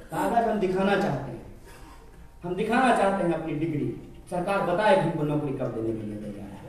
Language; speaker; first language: Hindi; native; Hindi